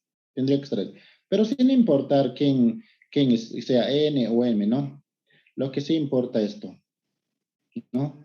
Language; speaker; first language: Spanish; native; Spanish